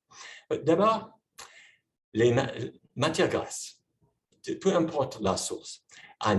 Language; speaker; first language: French; non-native, fluent; English